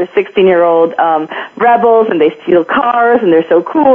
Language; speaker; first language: English; non-native, local second language; Filipino